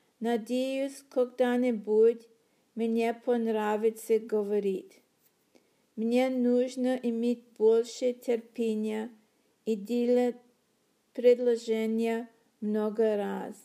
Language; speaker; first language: Russian; non-native, learner; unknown